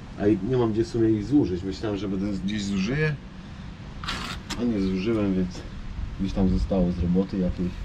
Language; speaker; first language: Polish; native; Polish